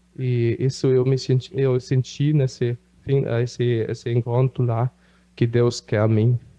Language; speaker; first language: Portuguese; non-native, local second language; German